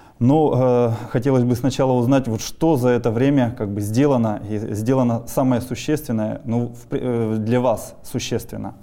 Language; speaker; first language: Russian; native; Russian